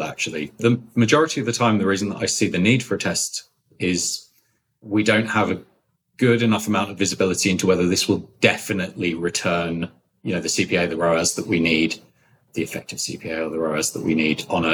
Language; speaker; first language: English; native; English